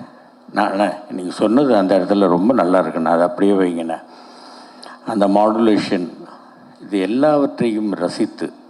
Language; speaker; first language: Tamil; native; Tamil